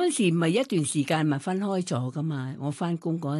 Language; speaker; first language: Cantonese; non-native, fluent; Thai